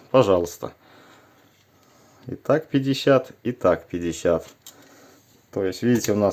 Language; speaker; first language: Russian; native; Russian